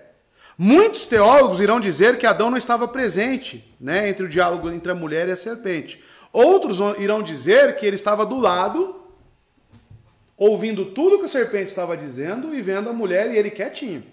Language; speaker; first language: Portuguese; native; Portuguese